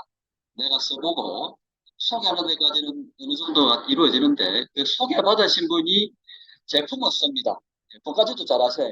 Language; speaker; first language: Korean; native; Korean